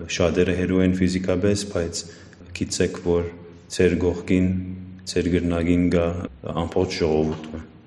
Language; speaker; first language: Armenian; early bilingual, heritage; Armenian